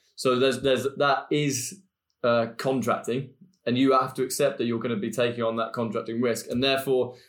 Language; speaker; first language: English; native; English